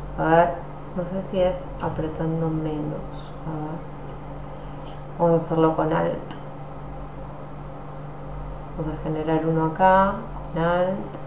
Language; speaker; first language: Spanish; native; Spanish